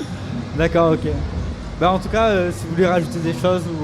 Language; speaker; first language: French; native; French